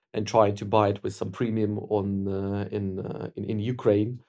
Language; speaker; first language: English; non-native, fluent; Ukrainian